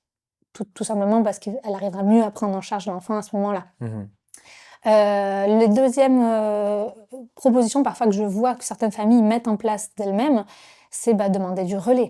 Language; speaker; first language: French; native; French